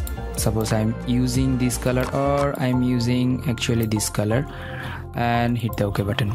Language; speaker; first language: English; non-native, fluent; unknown